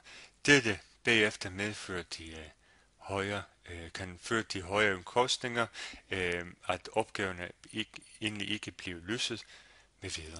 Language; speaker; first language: Danish; non-native, fluent; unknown